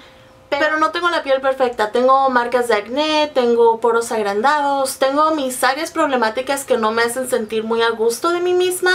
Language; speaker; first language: Spanish; native; Spanish